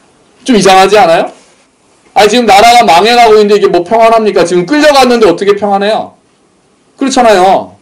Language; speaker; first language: Korean; native; Korean